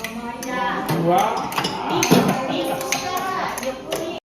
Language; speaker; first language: Japanese; non-native, fluent; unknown